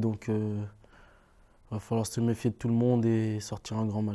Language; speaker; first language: French; native; French